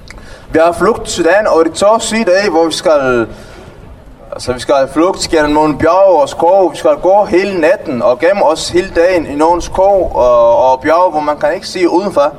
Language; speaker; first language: Danish; non-native, learner; Tigrinya